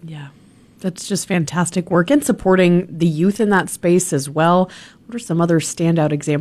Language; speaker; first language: English; native; English